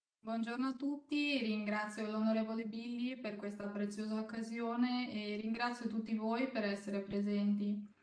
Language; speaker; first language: Italian; non-native, fluent; Ukrainian